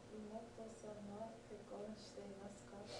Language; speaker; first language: Japanese; non-native, learner; English